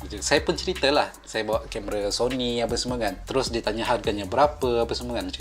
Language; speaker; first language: Malay; native; Malay